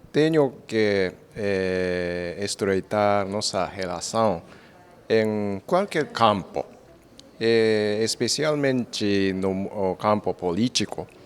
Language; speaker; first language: Portuguese; non-native, fluent; Japanese